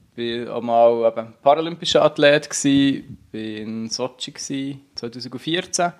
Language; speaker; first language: German; native; German